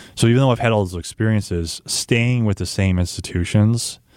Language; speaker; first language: English; native; English